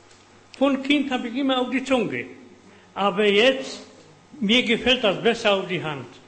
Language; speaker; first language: German; non-native, learner; Polish